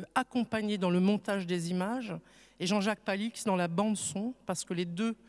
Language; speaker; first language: French; native; French